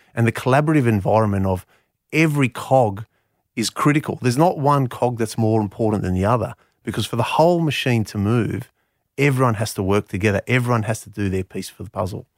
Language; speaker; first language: English; non-native, local second language; Greek